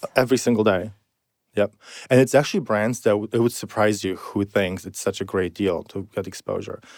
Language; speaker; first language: English; non-native, fluent; Polish